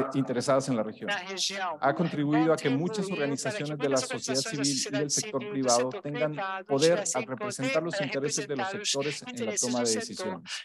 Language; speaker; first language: Spanish; native; Spanish